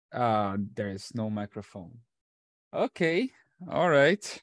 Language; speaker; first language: English; non-native, fluent; Portuguese